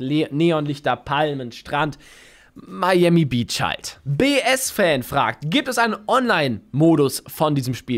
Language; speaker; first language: German; native; German